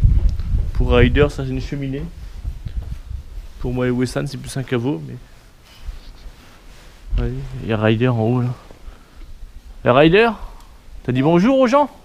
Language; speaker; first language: French; native; French